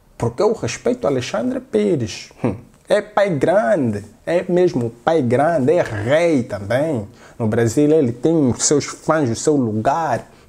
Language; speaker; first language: Portuguese; native; Portuguese